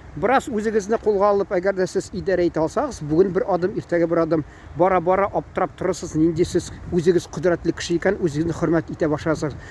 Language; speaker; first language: Tatar; early bilingual, heritage; Tatar